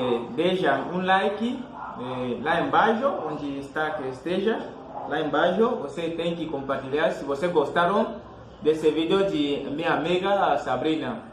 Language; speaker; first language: Portuguese; non-native, fluent; Fang